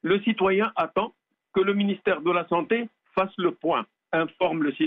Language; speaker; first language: French; non-native, local second language; Arabic